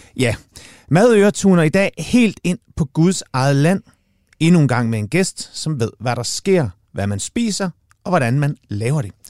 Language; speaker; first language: Danish; native; Danish